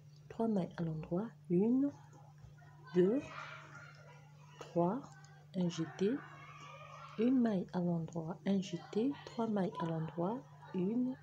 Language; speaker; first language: French; native; French